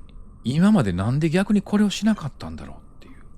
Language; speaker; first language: Japanese; native; Japanese